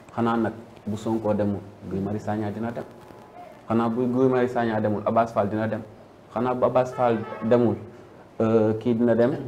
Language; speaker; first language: Wolof; native; Wolof